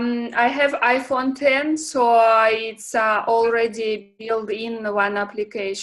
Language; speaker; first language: English; non-native, learner; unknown